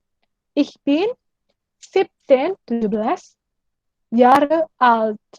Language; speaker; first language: German; non-native, learner; Indonesian